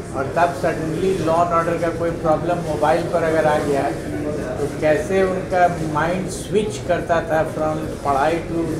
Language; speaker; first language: Hindi; native; Hindi